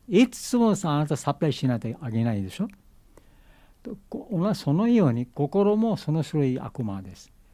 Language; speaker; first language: Japanese; non-native, learner; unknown